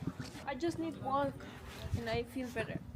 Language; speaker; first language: English; non-native, learner; Spanish